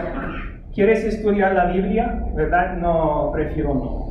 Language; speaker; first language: Spanish; non-native, fluent; English